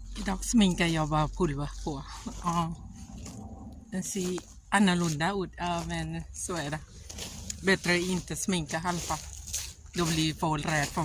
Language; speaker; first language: Swedish; non-native, learner; Thai